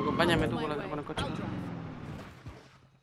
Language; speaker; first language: Spanish; native; Spanish